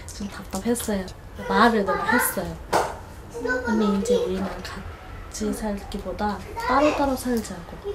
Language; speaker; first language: Korean; non-native, fluent; Bangla